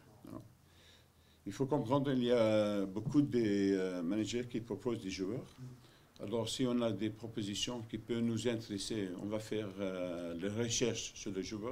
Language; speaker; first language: French; non-native, learner; Dutch